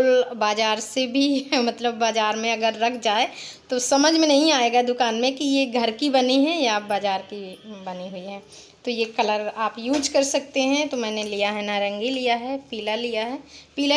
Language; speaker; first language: Hindi; native; Hindi